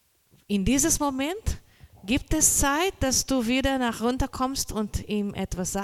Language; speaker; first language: German; non-native, learner; Portuguese